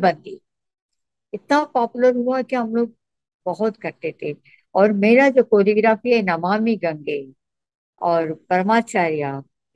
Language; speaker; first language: Hindi; non-native, local second language; Tamil